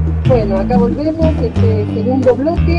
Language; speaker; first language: Spanish; native; Spanish